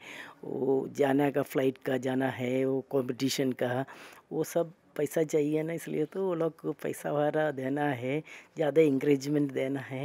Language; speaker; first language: Hindi; non-native, local second language; Malayalam